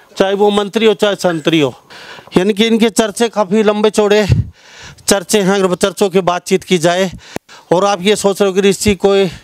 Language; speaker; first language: Hindi; native; Hindi